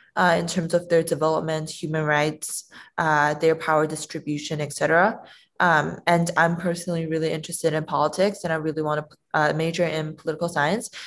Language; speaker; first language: English; non-native, fluent; Chinese